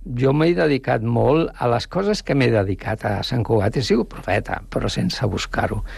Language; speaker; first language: Catalan; non-native, local second language; Spanish